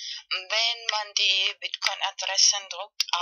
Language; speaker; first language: German; non-native, learner; Spanish